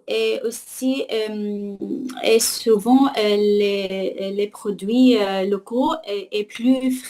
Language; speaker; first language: French; non-native, learner; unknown